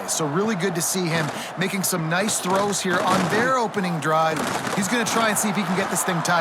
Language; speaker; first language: English; native; English